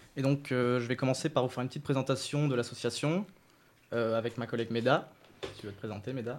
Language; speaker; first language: French; native; French